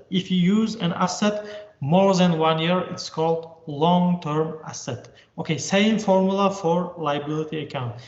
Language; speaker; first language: English; non-native, fluent; Uzbek